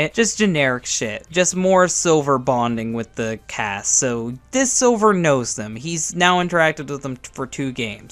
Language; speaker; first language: English; native; English